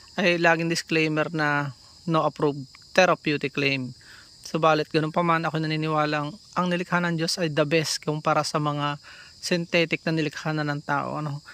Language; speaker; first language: Filipino; native; Filipino